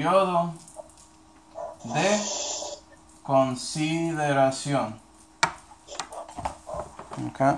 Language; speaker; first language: Spanish; non-native, fluent; English